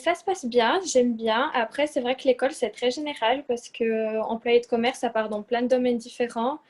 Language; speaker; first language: French; early bilingual, other home language; Portuguese